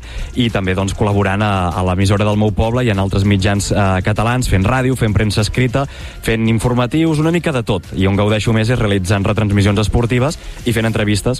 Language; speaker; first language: Catalan; native; Catalan